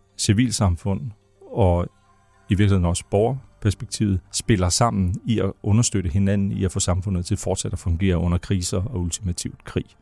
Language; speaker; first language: Danish; native; Danish